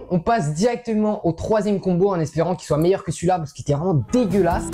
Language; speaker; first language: French; native; French